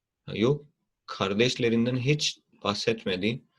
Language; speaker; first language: Turkish; non-native, fluent; Urdu